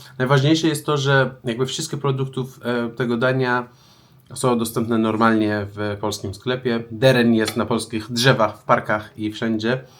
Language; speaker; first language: Polish; non-native, fluent; Persian